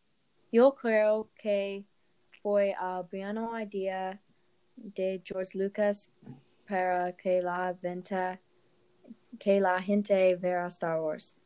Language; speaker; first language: Spanish; non-native, learner; English